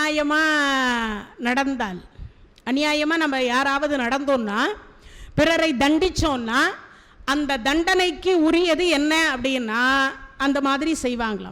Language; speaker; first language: Tamil; native; Tamil